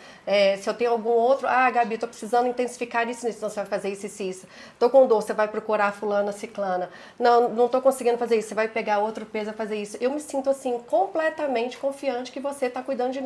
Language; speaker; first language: Portuguese; native; Portuguese